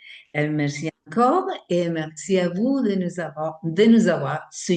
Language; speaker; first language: French; non-native, fluent; Spanish